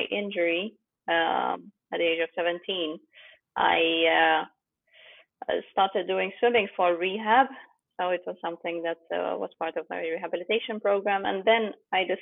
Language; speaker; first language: English; non-native, fluent; Ukrainian